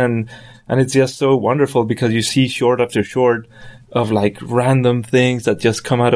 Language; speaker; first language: English; non-native, fluent; Spanish